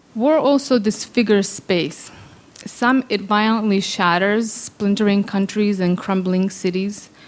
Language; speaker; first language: English; early bilingual, other home language; Serbian